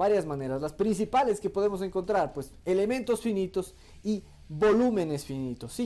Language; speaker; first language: Spanish; native; Spanish